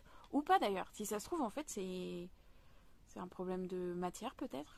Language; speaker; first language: French; native; French